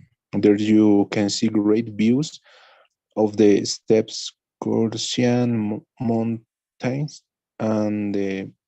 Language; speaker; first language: English; non-native, learner; Spanish